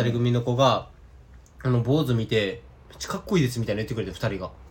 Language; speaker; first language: Japanese; native; Japanese